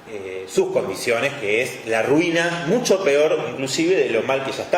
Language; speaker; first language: Spanish; native; Spanish